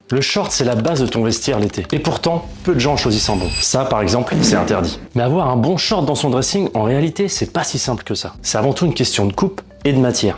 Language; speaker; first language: French; native; French